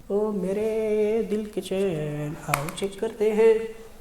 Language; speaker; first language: Hindi; non-native, local second language; Marathi